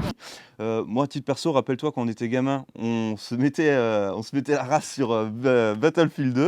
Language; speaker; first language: French; native; French